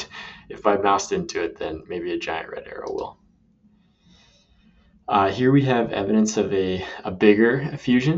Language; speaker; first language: English; native; English